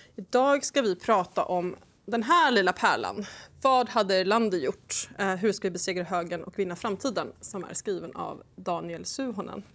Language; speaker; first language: Swedish; native; Swedish